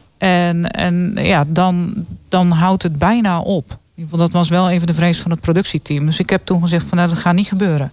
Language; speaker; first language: Dutch; native; Dutch